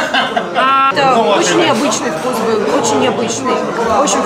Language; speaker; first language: Russian; native; Russian